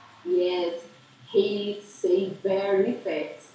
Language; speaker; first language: English; non-native, learner; Portuguese